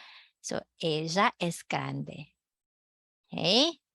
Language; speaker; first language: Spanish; non-native, fluent; Filipino